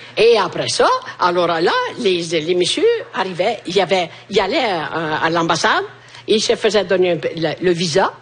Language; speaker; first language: French; non-native, fluent; Italian